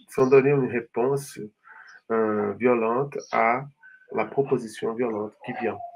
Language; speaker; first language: French; non-native, fluent; Portuguese